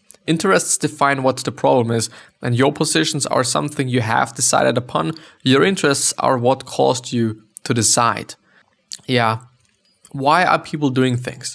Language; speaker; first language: English; non-native, fluent; German